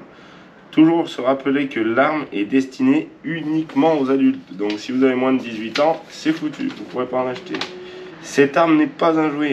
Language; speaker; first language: French; native; French